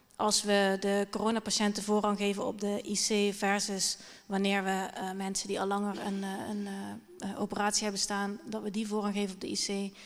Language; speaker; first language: Dutch; native; Dutch